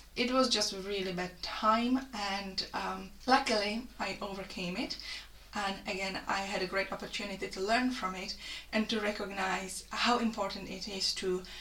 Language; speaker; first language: English; non-native, fluent; Czech